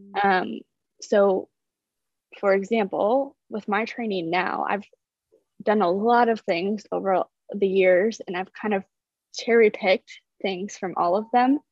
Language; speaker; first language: English; native; English